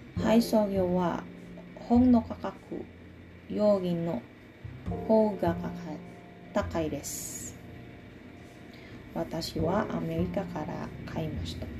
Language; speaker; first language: Japanese; non-native, learner; Indonesian